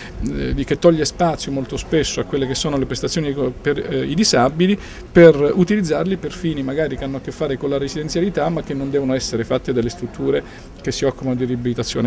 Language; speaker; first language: Italian; native; Italian